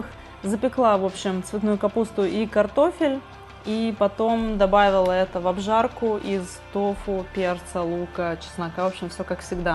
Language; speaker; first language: Russian; native; Russian